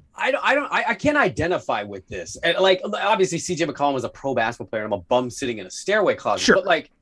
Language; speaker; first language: English; native; English